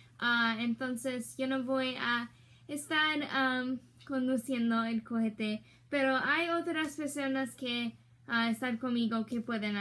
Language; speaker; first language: Spanish; non-native, learner; English